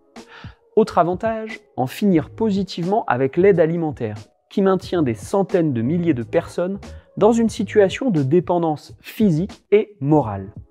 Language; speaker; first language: French; native; French